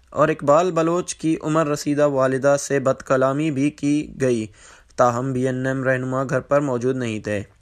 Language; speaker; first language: Urdu; non-native, local second language; Baluchi